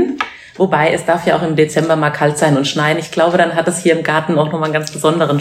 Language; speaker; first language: German; native; German